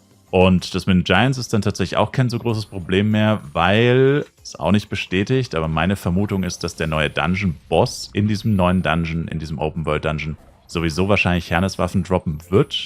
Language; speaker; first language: German; native; German